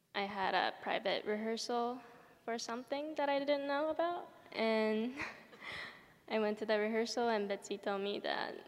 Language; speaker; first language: English; early bilingual, other home language; Japanese